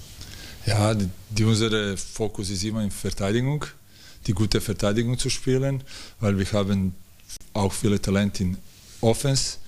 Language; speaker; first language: German; non-native, fluent; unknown